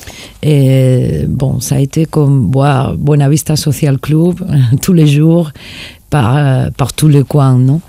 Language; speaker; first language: French; non-native, fluent; Spanish